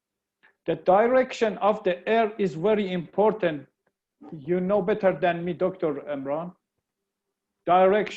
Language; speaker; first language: English; non-native, learner; Persian